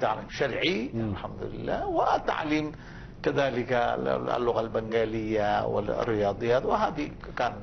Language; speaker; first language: Arabic; non-native, fluent; Bangla